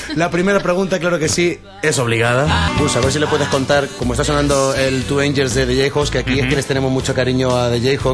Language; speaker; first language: Spanish; native; Spanish